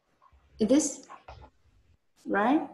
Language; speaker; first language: English; non-native, learner; Vietnamese